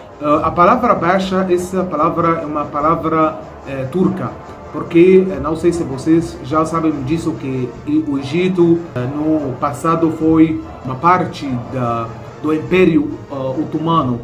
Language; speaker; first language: Portuguese; non-native, fluent; Arabic